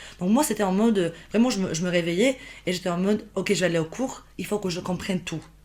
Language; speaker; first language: French; non-native, fluent; Albanian